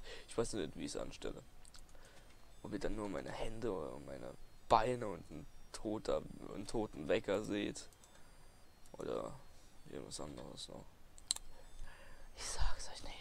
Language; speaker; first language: German; native; German